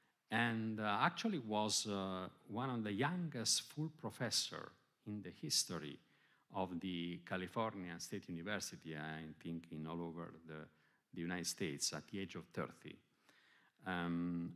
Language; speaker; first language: English; non-native, fluent; Italian